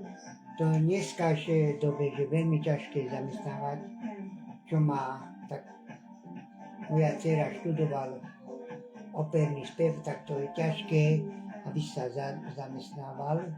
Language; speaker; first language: Slovak; non-native, local second language; Hungarian